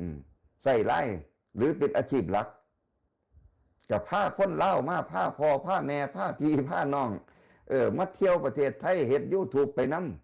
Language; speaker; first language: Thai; non-native, local second language; Northeastern Thai